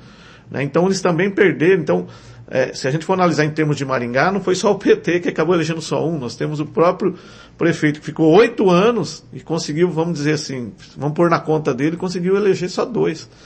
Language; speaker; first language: Portuguese; native; Portuguese